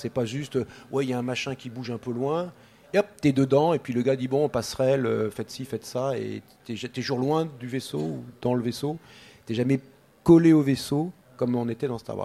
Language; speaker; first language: French; native; French